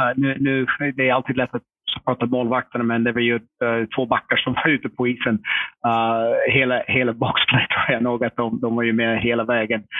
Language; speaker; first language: Swedish; non-native, fluent; English